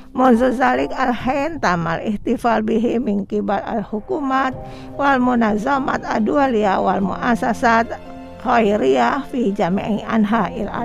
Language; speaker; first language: Arabic; non-native, fluent; Indonesian